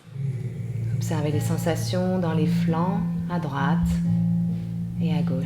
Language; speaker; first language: French; native; French